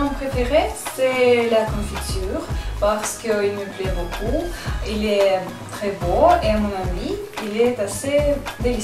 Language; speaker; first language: French; non-native, learner; Russian